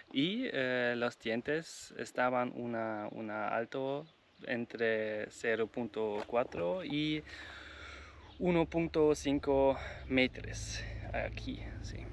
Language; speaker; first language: Spanish; non-native, learner; German